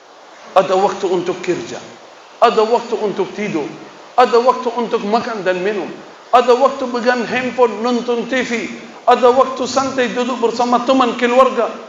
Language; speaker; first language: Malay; non-native, fluent; Arabic